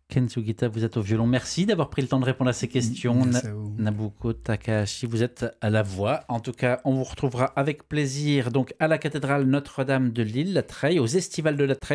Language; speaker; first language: French; native; French